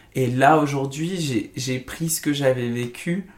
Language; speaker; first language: French; native; French